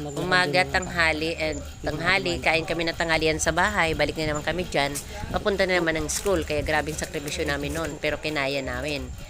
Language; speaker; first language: Filipino; non-native, local second language; Bikol